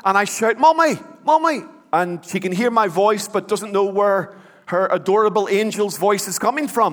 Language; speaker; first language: English; native; English